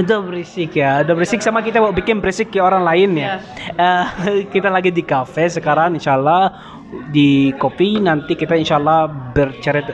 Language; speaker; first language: Indonesian; non-native, learner; Arabic